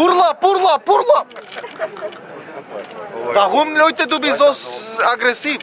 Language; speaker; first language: German; non-native, learner; Macedonian